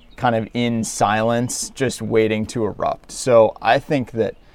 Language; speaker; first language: English; native; English